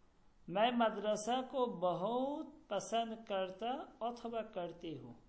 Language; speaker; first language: Hindi; non-native, fluent; Bangla